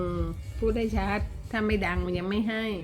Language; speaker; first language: Thai; native; Thai